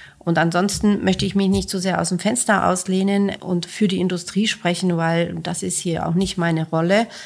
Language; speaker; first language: German; non-native, fluent; Finnish